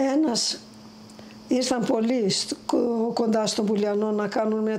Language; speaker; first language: Greek; native; Greek